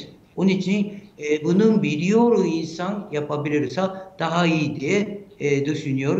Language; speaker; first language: Turkish; non-native, fluent; Japanese